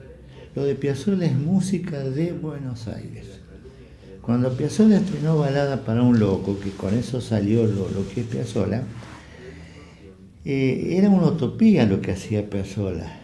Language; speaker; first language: Spanish; native; Spanish